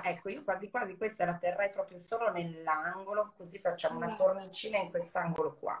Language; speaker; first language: Italian; native; Italian